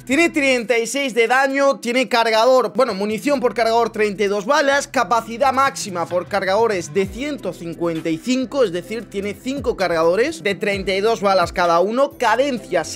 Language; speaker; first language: Spanish; native; Spanish